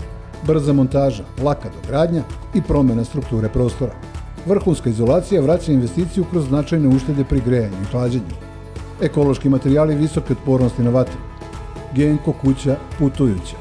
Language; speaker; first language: Serbian; native; Serbian